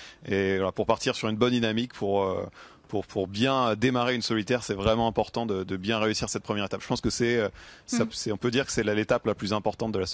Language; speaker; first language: French; native; French